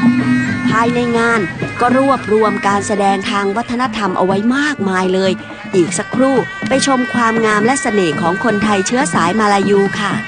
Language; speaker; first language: Thai; native; Thai